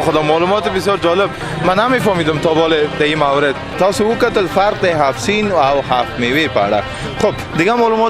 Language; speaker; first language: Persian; non-native, local second language; Pashto